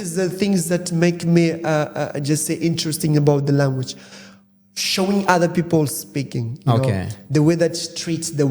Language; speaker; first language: English; non-native, fluent; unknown